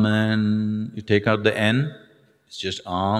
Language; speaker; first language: English; non-native, local second language; Tamil